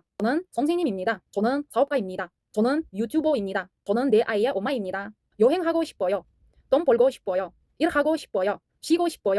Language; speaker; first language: Korean; non-native, learner; Kazakh